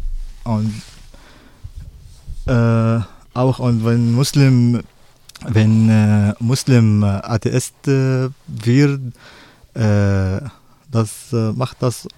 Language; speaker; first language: German; non-native, learner; Arabic